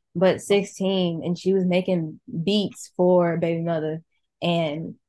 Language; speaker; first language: English; native; English